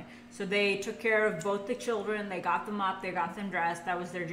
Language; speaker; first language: English; native; English